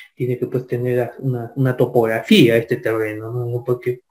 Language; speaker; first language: Spanish; native; Spanish